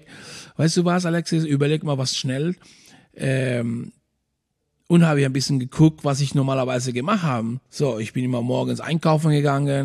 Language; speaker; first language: German; non-native, fluent; Spanish